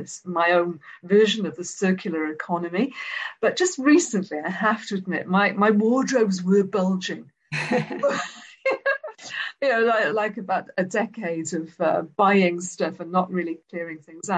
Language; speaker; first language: English; native; English